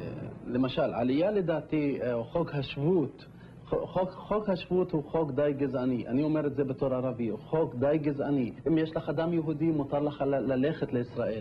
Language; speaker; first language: Hebrew; non-native, local second language; Arabic